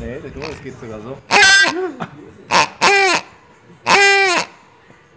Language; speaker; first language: German; native; German